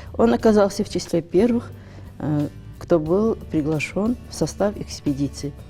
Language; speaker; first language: Russian; non-native, local second language; Ingush